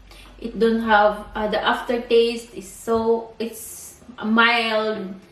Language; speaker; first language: English; non-native, learner; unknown